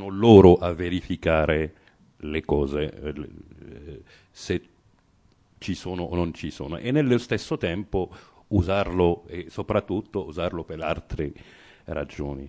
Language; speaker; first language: Italian; non-native, fluent; Arabic